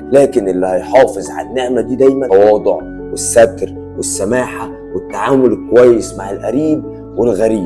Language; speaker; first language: Arabic; native; Arabic